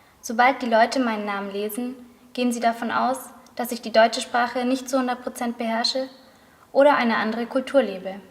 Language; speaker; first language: German; native; German